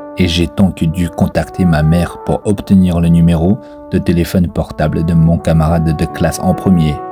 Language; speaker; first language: French; non-native, fluent; Chinese